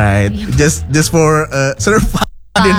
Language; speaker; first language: English; non-native, fluent; Indonesian